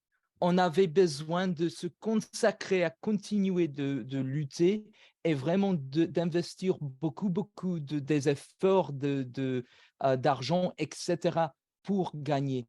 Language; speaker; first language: French; non-native, fluent; English